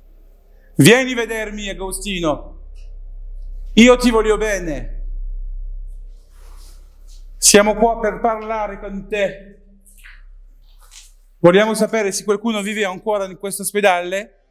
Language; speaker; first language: Italian; non-native, learner; French